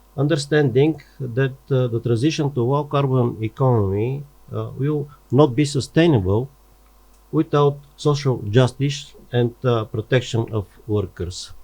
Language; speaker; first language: English; non-native, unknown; Bulgarian